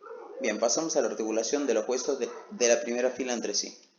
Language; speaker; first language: Spanish; native; Spanish